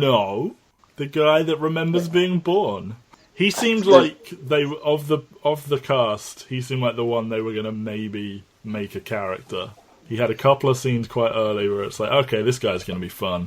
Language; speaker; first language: English; native; English